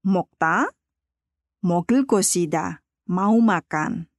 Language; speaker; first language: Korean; non-native, fluent; Indonesian